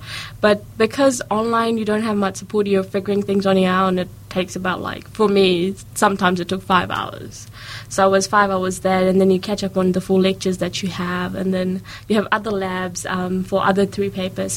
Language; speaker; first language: English; native; English